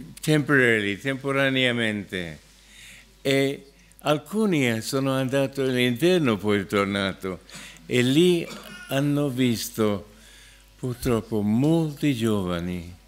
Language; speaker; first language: Italian; non-native, fluent; English